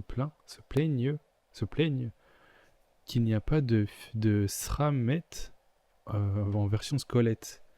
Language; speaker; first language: French; native; French